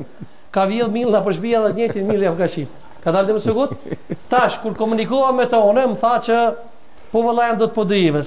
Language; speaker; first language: Albanian; native; Albanian